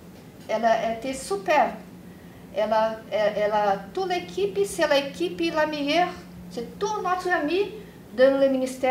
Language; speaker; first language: French; non-native, learner; Portuguese